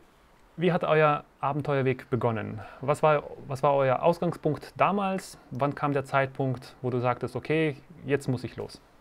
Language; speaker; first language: German; native; German